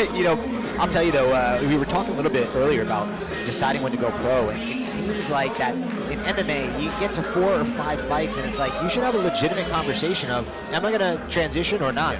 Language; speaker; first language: English; native; English